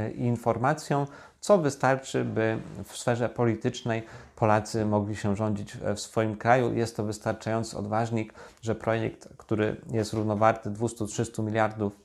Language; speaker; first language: Polish; native; Polish